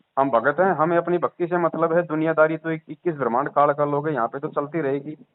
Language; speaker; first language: Hindi; native; Hindi